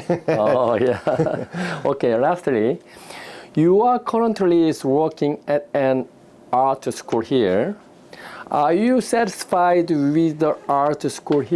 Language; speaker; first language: English; non-native, learner; Korean